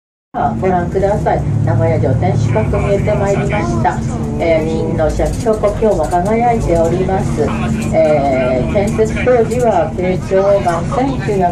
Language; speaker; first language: Japanese; native; Japanese